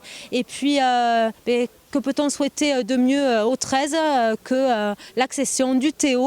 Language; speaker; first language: French; native; French